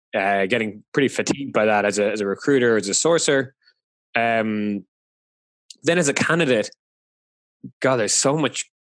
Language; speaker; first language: English; native; English